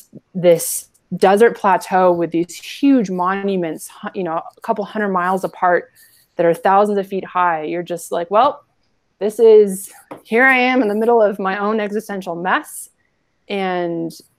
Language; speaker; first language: English; native; English